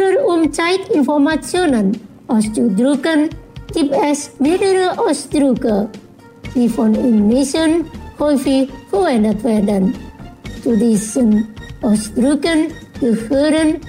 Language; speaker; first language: German; non-native, fluent; Indonesian